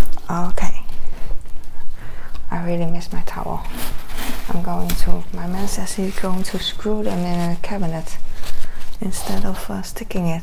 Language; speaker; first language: English; non-native, fluent; Dutch